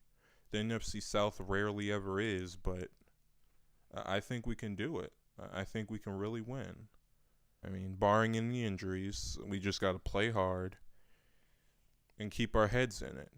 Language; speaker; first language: English; native; English